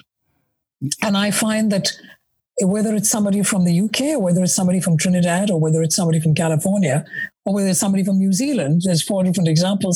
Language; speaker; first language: English; non-native, local second language; Malayalam